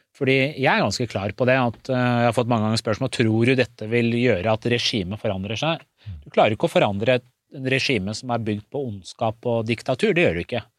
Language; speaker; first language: Norwegian; early bilingual, other home language; Persian